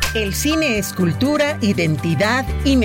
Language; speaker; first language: Spanish; native; Spanish